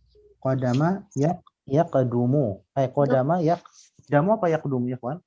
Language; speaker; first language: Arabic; non-native, fluent; Indonesian